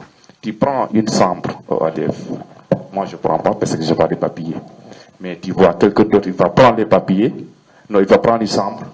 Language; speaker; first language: French; non-native, learner; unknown